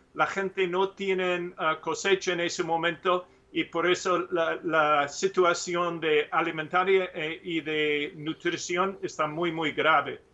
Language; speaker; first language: Spanish; non-native, learner; English